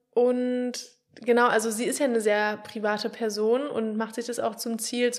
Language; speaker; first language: German; native; German